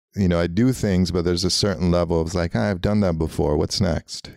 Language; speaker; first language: English; early bilingual, other home language; Armenian